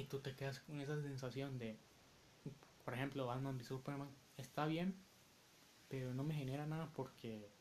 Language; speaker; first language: Spanish; native; Spanish